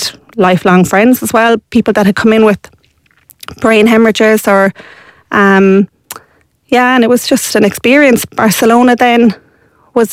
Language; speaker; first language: English; native; English